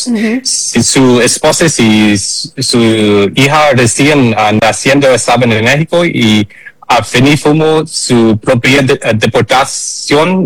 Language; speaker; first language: Spanish; early bilingual, heritage; English